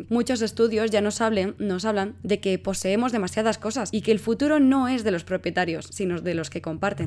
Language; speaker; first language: Spanish; native; Spanish